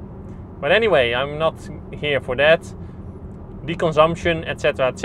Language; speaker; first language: English; non-native, fluent; Dutch